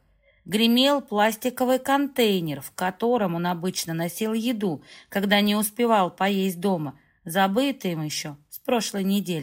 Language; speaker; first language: Russian; native; Russian